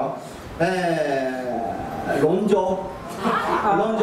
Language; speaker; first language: Chinese; non-native, learner; Japanese